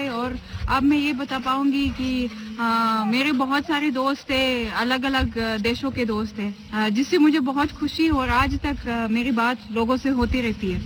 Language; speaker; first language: Hindi; non-native, fluent; Russian